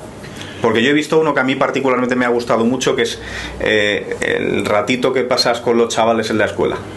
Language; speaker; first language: Spanish; native; Spanish